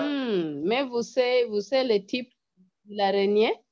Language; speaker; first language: French; non-native, learner; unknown